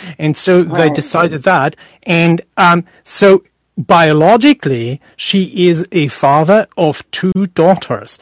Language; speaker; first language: English; non-native, fluent; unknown